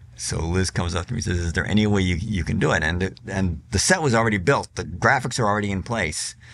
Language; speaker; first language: English; native; English